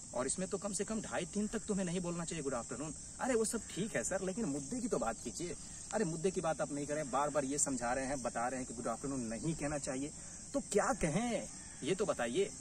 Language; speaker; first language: Hindi; native; Hindi